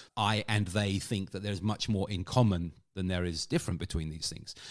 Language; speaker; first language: English; native; English